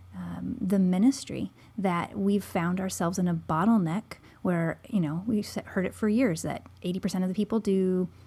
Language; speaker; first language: English; native; English